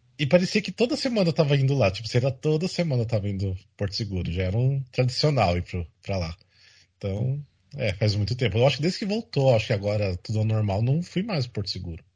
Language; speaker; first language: Portuguese; native; Portuguese